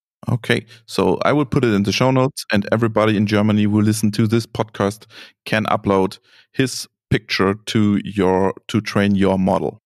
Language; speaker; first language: English; non-native, fluent; German